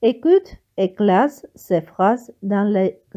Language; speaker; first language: French; non-native, fluent; Armenian